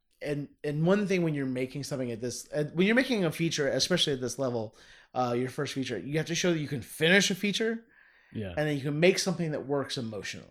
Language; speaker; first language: English; native; English